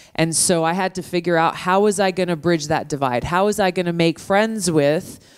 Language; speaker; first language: English; native; English